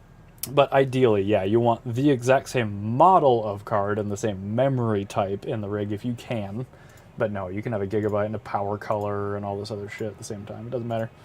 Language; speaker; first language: English; native; English